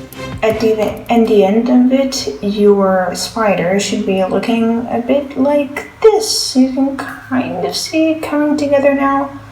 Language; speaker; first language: English; non-native, fluent; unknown